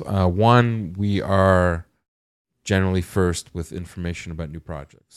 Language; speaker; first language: English; native; English